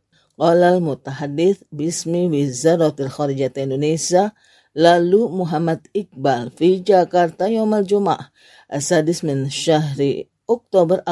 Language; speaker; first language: Arabic; non-native, learner; Indonesian